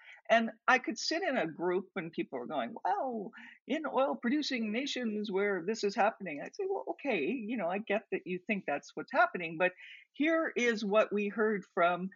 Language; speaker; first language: English; native; English